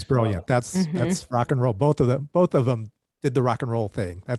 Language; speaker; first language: English; native; English